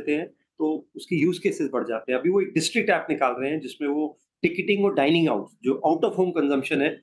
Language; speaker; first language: Hindi; native; Hindi